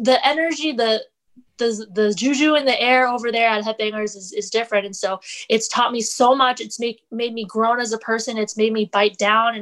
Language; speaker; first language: English; native; English